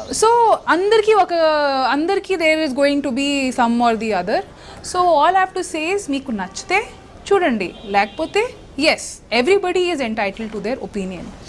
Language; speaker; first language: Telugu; non-native, local second language; Hindi